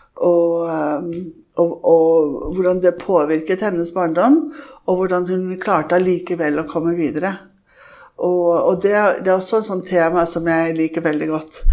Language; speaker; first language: Norwegian; early bilingual, heritage; Norwegian